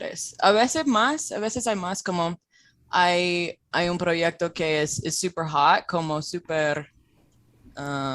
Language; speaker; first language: Spanish; non-native, fluent; English